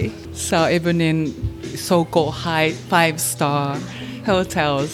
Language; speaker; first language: English; non-native, fluent; Japanese